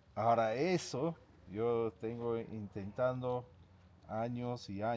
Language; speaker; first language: Spanish; native; Spanish